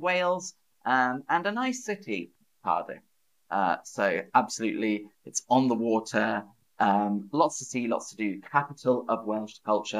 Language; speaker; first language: English; native; English